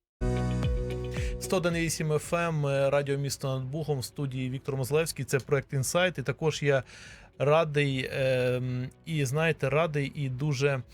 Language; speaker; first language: Ukrainian; native; Ukrainian